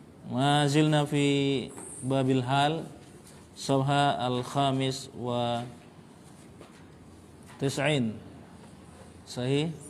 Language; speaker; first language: Arabic; non-native, fluent; Indonesian